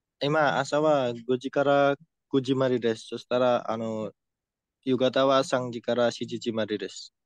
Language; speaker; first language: Japanese; non-native, learner; Indonesian